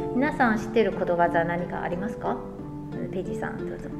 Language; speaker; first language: Japanese; non-native, fluent; Chinese